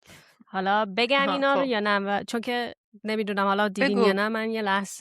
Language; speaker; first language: Persian; early bilingual, heritage; Persian